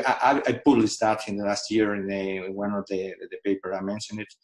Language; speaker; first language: English; non-native, fluent; Spanish